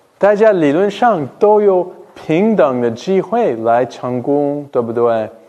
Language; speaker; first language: Chinese; non-native, fluent; English